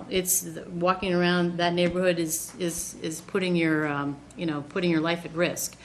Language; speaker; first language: English; native; English